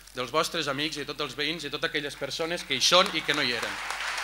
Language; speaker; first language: Catalan; native; Catalan